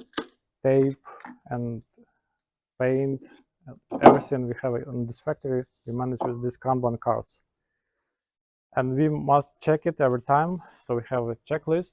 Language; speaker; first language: English; non-native, learner; Ukrainian